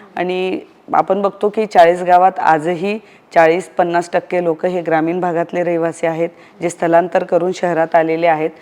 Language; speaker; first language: Marathi; native; Marathi